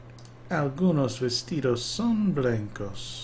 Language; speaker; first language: Spanish; non-native, learner; English